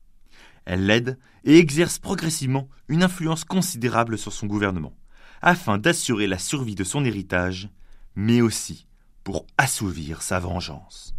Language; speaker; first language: French; native; French